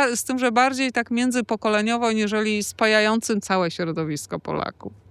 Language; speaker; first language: Polish; native; Polish